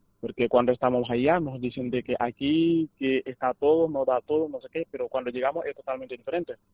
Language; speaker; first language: Spanish; non-native, fluent; Wolof